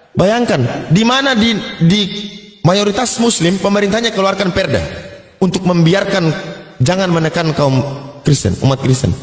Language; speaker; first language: Indonesian; native; Indonesian